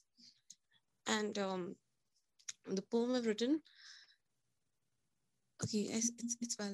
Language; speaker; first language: English; non-native, local second language; Hindi